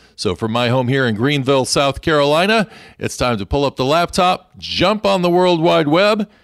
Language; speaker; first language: English; native; English